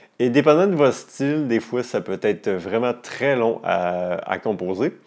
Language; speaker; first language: French; native; French